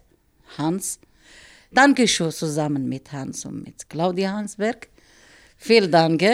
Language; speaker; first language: German; non-native, learner; Arabic